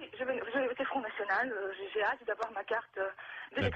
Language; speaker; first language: French; non-native, fluent; Russian